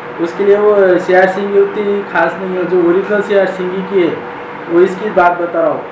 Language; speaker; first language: Hindi; non-native, local second language; Marathi